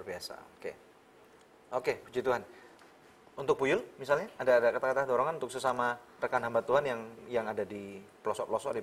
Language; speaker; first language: Indonesian; native; Indonesian